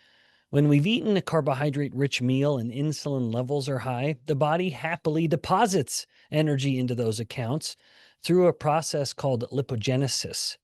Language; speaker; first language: English; native; English